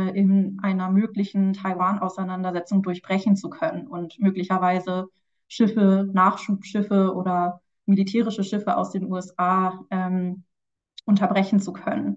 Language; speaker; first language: German; native; German